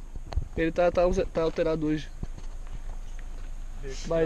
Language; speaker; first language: Portuguese; native; Portuguese